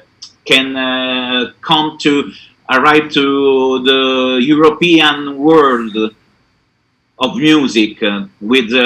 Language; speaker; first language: English; non-native, learner; Italian